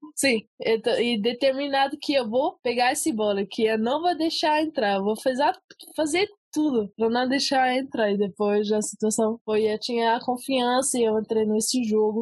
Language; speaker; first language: Portuguese; early bilingual, heritage; Portuguese